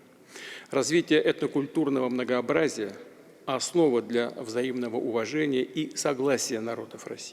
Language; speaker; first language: Russian; native; Russian